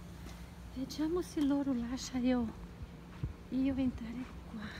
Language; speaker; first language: Italian; non-native, learner; Portuguese